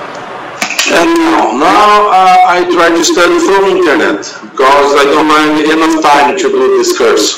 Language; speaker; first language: English; non-native, learner; Portuguese